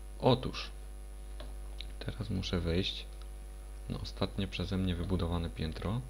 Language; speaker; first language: Polish; native; Polish